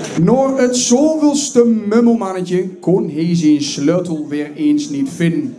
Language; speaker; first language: Dutch; native; Dutch